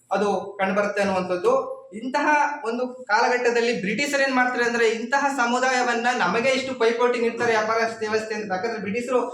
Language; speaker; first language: Kannada; non-native, local second language; Lambadi